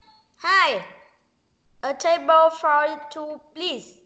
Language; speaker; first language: English; non-native, learner; Vietnamese